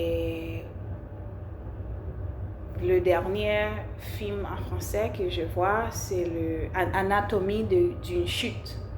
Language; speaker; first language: French; non-native, learner; English